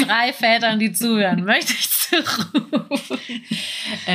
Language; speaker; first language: German; native; German